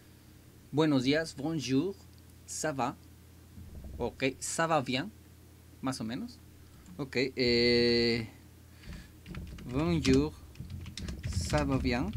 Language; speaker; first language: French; non-native, learner; Spanish